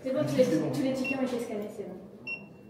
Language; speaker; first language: French; native; French